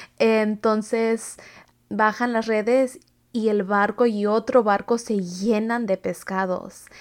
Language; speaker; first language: Spanish; early bilingual, heritage; Spanish